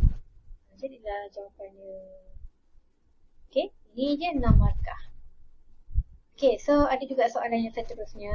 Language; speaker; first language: Malay; native; Malay